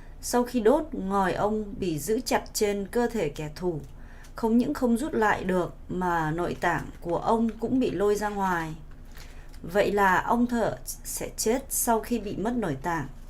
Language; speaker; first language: Vietnamese; non-native, fluent; Korean